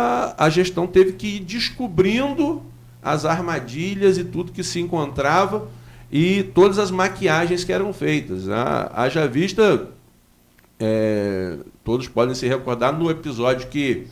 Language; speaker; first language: Portuguese; native; Portuguese